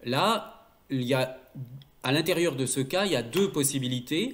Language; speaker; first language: French; native; French